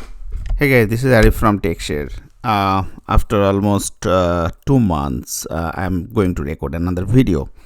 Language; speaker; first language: English; non-native, fluent; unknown